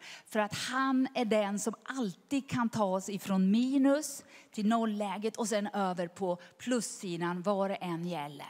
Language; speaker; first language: Swedish; native; Swedish